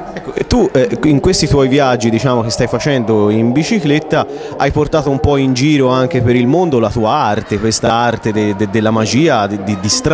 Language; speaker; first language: Italian; native; Italian